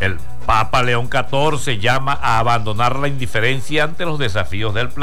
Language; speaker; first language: Spanish; native; Spanish